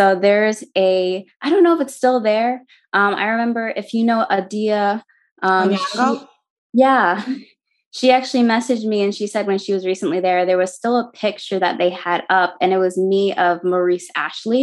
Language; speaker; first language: English; native; English